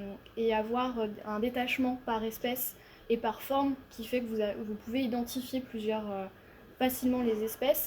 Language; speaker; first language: French; native; French